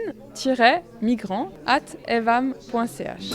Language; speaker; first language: French; native; French